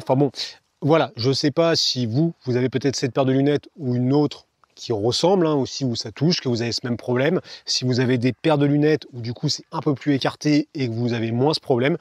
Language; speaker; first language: French; native; French